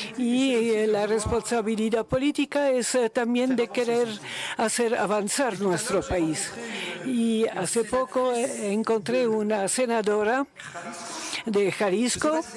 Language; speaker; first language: Spanish; non-native, learner; Luxembourgish